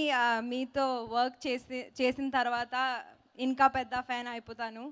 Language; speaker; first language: Telugu; non-native, learner; Hindi